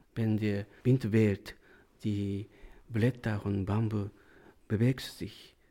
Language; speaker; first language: German; non-native, learner; Japanese